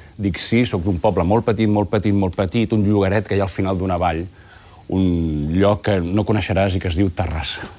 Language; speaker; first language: Catalan; non-native, local second language; Spanish